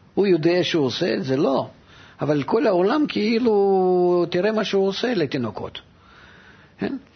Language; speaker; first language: Hebrew; non-native, fluent; Russian